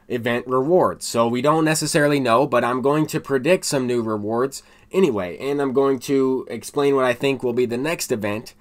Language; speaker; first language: English; native; English